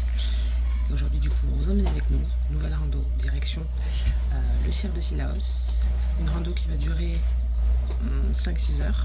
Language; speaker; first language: French; native; French